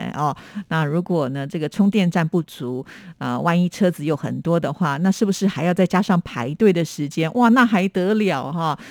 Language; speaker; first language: Chinese; native; Chinese